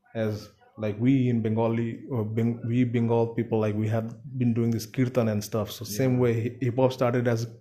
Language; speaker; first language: English; non-native, local second language; Bangla